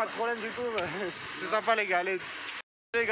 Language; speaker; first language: French; native; French